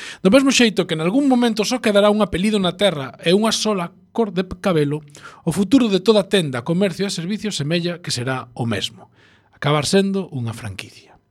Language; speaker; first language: Galician; native; Galician